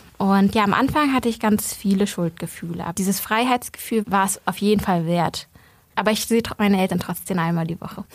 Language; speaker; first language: German; early bilingual, other home language; Vietnamese